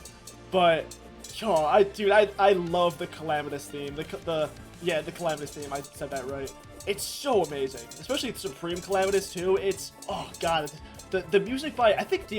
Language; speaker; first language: English; native; English